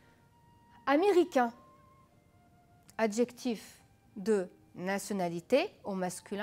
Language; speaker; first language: French; non-native, fluent; Arabic